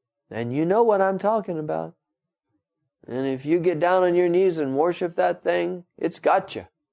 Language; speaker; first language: English; native; English